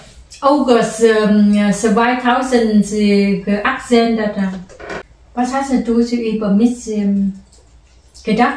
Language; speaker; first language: German; non-native, learner; Vietnamese